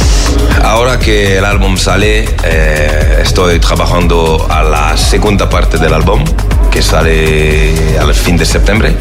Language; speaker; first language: Spanish; non-native, learner; French